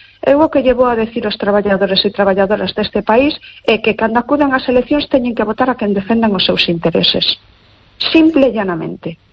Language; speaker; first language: Galician; non-native, local second language; Spanish